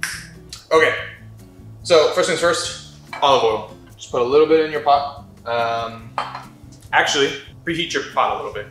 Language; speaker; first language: English; native; English